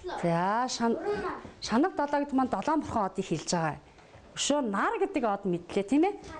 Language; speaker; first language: Mongolian; native; Mongolian